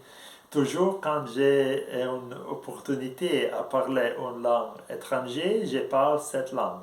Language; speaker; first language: French; non-native, learner; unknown